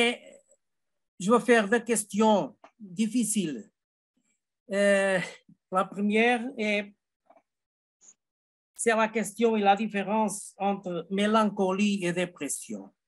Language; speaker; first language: French; non-native, learner; Portuguese